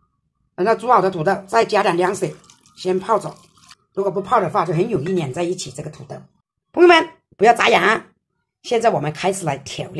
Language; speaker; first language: Chinese; native; Chinese